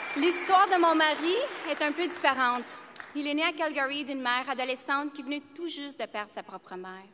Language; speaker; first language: English; native; English